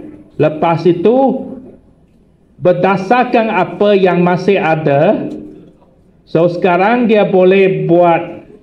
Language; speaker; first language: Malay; non-native, local second language; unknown